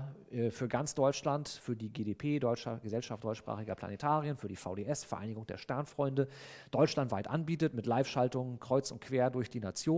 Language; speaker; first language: German; native; German